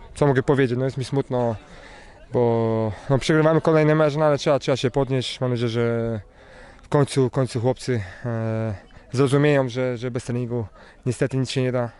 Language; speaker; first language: Polish; native; Polish